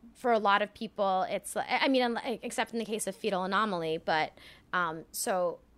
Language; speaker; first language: English; early bilingual, other home language; French